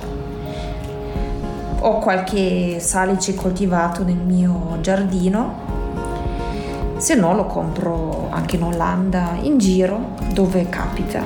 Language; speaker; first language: Italian; non-native, fluent; German